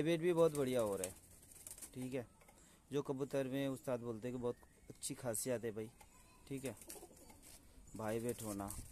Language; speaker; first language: Hindi; non-native, local second language; Bangla